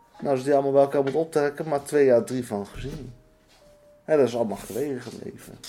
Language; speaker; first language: Dutch; native; Dutch